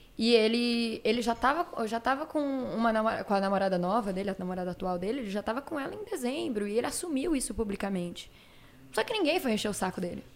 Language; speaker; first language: Portuguese; native; Portuguese